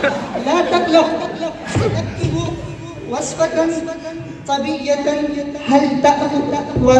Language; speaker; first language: Arabic; non-native, learner; Urdu